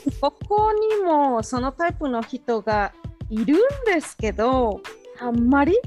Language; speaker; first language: Japanese; non-native, fluent; Spanish